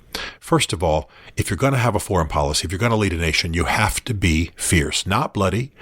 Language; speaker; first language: English; native; English